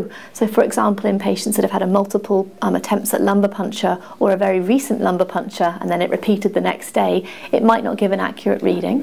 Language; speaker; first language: English; native; English